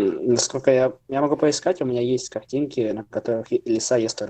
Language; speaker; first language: Russian; native; Russian